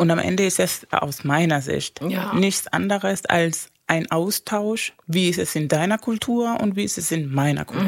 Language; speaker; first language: German; non-native, fluent; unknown